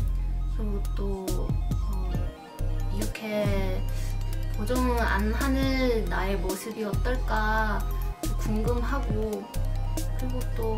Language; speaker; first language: Korean; non-native, fluent; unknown